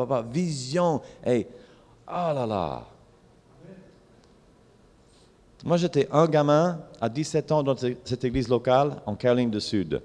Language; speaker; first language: French; non-native, fluent; English